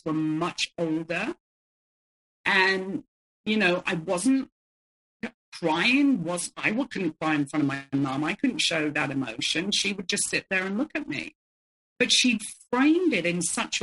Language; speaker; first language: English; native; English